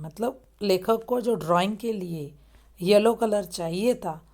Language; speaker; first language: Hindi; non-native, local second language; Marathi